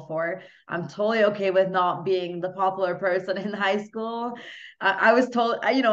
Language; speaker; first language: English; non-native, fluent; Hungarian